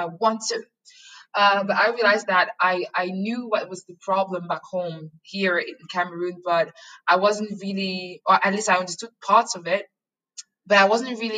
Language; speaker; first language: English; non-native, local second language; French